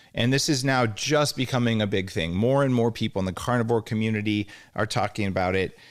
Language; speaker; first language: English; native; English